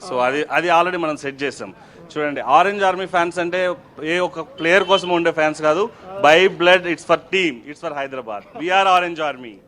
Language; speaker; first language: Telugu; native; Telugu